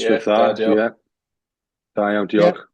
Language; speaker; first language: Welsh; native; Welsh